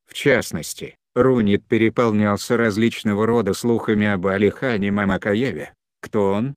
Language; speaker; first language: Russian; non-native, local second language; Chechen